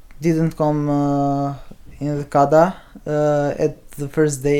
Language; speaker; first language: English; non-native, learner; Albanian